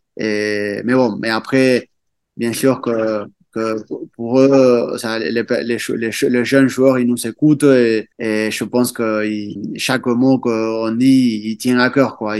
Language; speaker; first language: French; non-native, fluent; Spanish